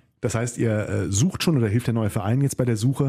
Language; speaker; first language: German; native; German